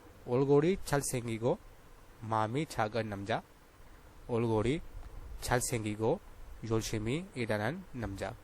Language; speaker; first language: Korean; non-native, fluent; Urdu